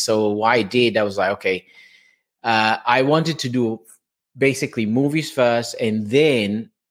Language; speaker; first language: English; non-native, fluent; Portuguese